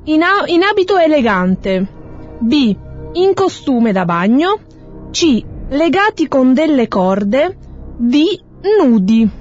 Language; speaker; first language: Italian; native; Italian